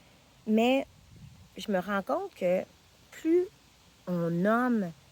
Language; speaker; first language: French; native; French